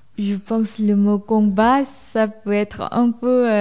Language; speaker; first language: French; non-native, fluent; Korean